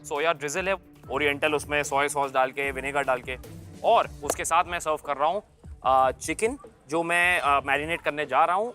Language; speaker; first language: Hindi; native; Hindi